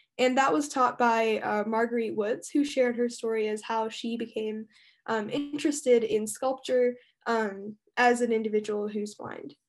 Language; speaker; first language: English; native; English